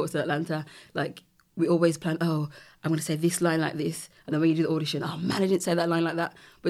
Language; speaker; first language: English; native; English